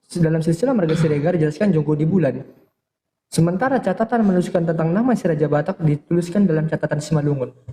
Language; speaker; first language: Indonesian; native; Indonesian